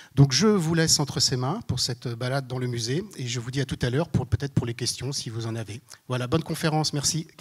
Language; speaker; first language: French; native; French